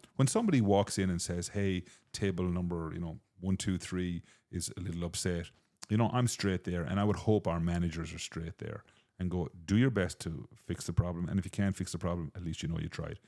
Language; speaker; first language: English; native; English